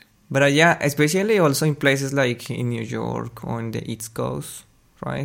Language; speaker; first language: English; non-native, fluent; Spanish